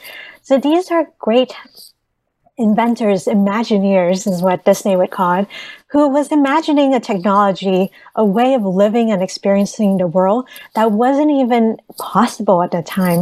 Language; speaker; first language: English; early bilingual, other home language; Vietnamese